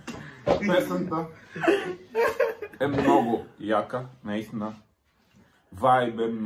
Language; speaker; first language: Bulgarian; non-native, learner; Portuguese